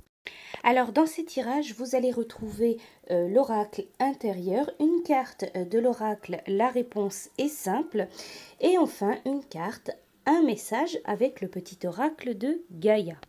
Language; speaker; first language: French; native; French